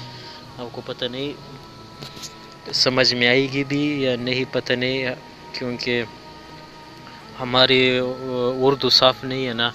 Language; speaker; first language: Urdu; non-native, local second language; Pashto